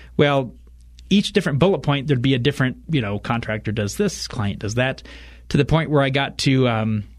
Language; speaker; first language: English; native; English